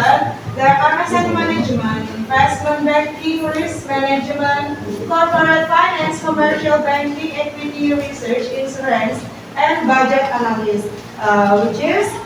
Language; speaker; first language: English; non-native, fluent; Indonesian